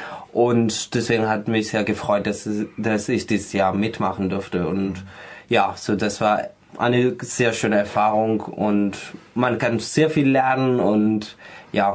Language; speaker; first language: German; non-native, fluent; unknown